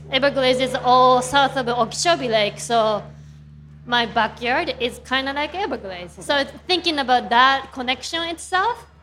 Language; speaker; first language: English; non-native, fluent; Japanese